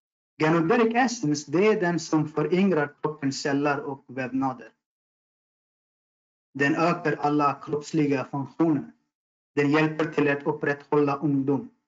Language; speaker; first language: Swedish; non-native, fluent; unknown